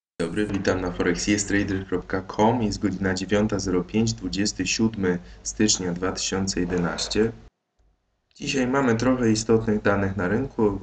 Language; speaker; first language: Polish; native; Polish